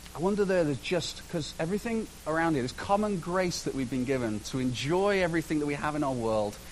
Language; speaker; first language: English; native; English